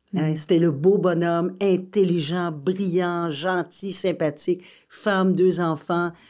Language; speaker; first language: French; native; French